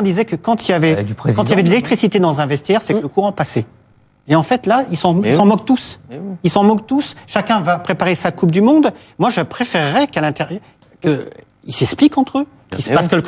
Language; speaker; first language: French; native; French